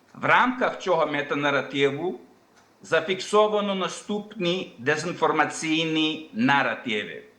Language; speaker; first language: Ukrainian; early bilingual, heritage; Ukrainian